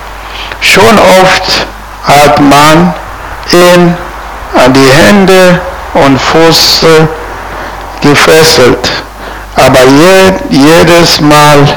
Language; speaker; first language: German; non-native, fluent; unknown